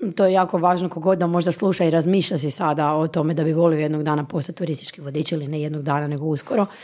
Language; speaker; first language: Croatian; native; Croatian